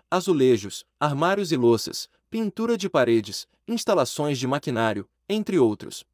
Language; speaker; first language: Portuguese; native; Portuguese